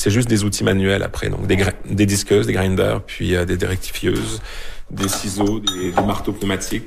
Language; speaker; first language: French; native; French